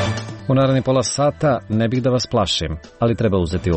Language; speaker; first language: Croatian; native; Croatian